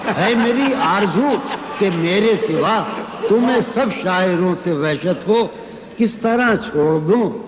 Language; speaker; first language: Urdu; native; Urdu